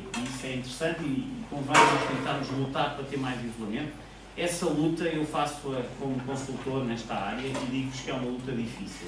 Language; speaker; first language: Portuguese; native; Portuguese